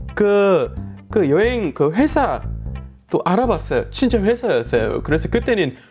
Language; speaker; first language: Korean; non-native, fluent; English